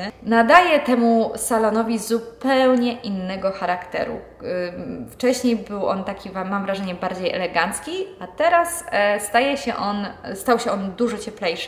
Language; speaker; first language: Polish; native; Polish